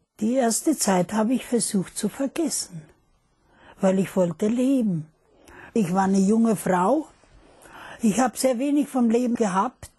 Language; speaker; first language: German; non-native, fluent; Russian